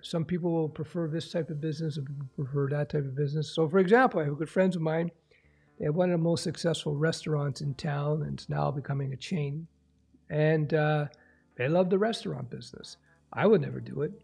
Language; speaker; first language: English; early bilingual, other home language; French